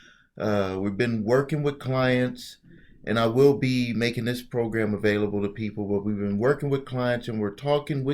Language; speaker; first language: English; native; English